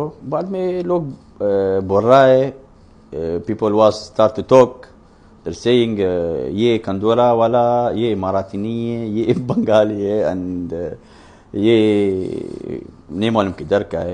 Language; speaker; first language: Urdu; non-native, learner; Arabic